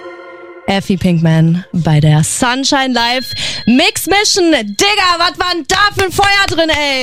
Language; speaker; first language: German; native; German